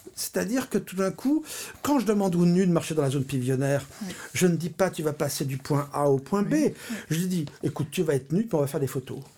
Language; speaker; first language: French; native; French